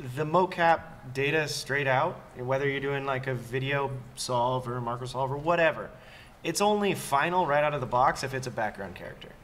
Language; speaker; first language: English; native; English